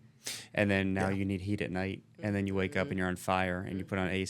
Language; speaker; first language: English; native; English